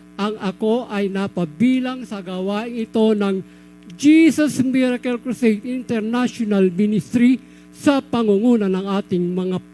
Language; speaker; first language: Filipino; native; Filipino